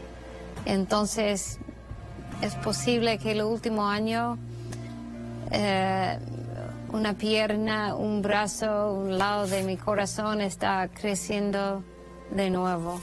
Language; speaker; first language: Spanish; non-native, fluent; English